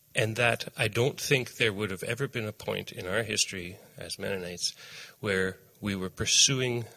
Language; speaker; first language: English; native; English